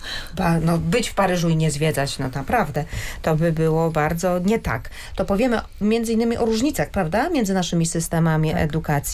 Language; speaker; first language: Polish; native; Polish